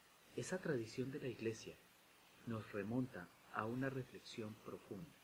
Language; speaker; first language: Spanish; native; Spanish